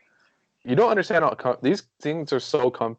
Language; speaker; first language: English; native; English